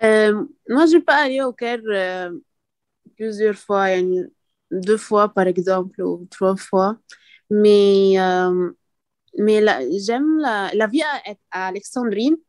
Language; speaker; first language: French; non-native, learner; Arabic